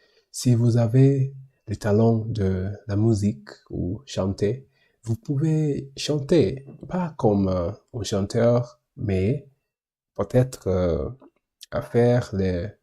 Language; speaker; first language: French; non-native, learner; English